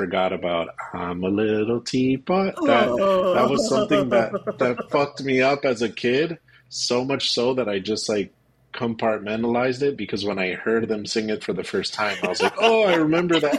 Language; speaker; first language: English; native; English